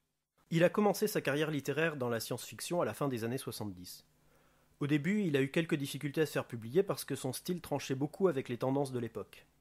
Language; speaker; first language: French; native; French